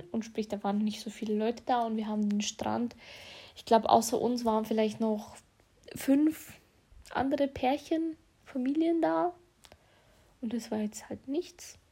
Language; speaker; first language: German; early bilingual, other home language; Russian